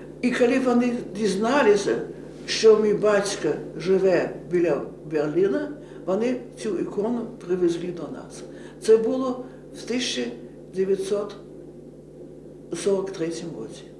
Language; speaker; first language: Ukrainian; early bilingual, heritage; Ukrainian